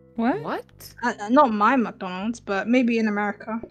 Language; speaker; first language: English; native; English